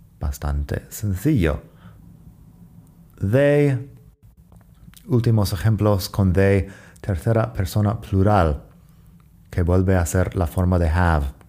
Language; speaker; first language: Spanish; non-native, fluent; English